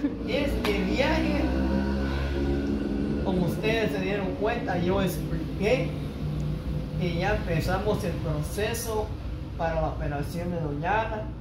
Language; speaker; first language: Spanish; native; Spanish